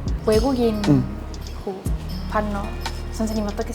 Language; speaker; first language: Korean; non-native, learner; Spanish